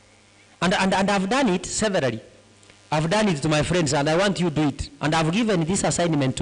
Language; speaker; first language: English; non-native, local second language; Gusii